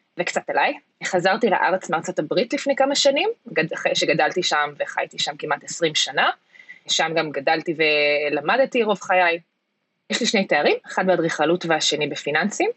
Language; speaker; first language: Hebrew; early bilingual, heritage; Hebrew